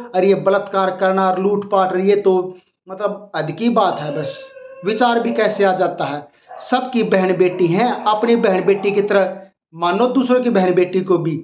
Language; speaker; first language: Hindi; native; Hindi